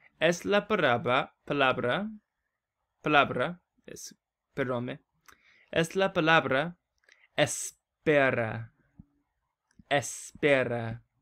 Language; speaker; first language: Spanish; non-native, learner; English